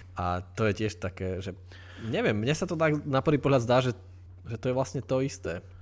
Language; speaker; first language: Slovak; native; Slovak